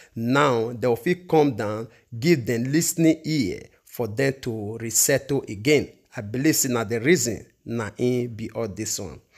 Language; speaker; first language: Nigerian Pidgin; non-native, local second language; Igbo